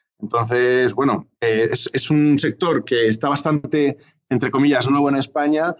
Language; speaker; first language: Spanish; native; Spanish